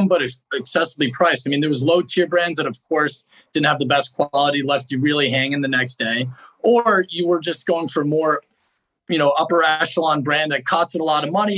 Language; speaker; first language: English; native; English